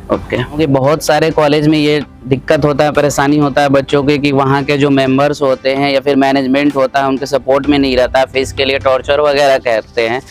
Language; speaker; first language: Hindi; native; Hindi